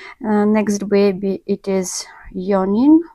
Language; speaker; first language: English; non-native, learner; Russian